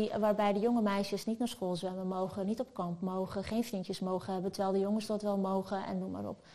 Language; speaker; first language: Dutch; early bilingual, other home language; Turkish